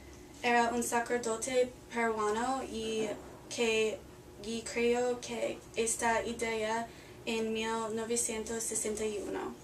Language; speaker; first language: Spanish; non-native, learner; English